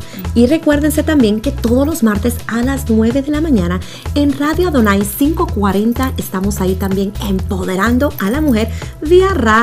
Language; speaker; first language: Spanish; native; Spanish